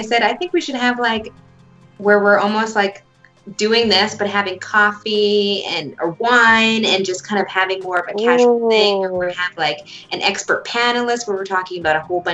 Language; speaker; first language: English; native; English